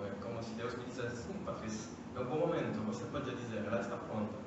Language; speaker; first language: Portuguese; non-native, fluent; French